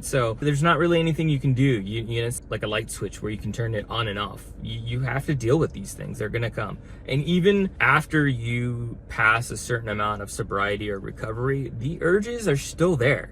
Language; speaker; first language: English; native; English